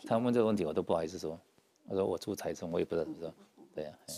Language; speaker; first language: Chinese; native; Chinese